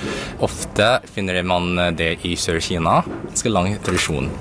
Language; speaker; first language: Norwegian; early bilingual, other home language; Cantonese